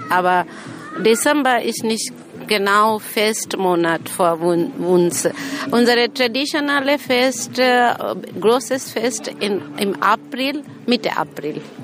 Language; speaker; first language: German; non-native, learner; Bangla